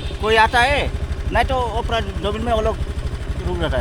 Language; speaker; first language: Hindi; non-native, local second language; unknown